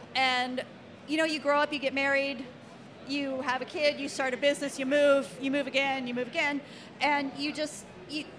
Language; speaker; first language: English; native; English